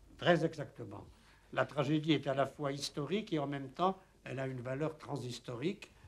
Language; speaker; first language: French; native; French